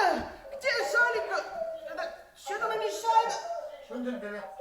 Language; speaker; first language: Russian; non-native, learner; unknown